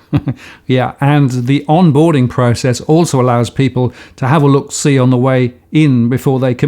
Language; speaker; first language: English; native; English